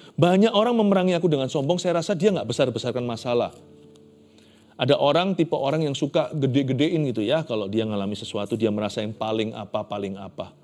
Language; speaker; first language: Indonesian; native; Indonesian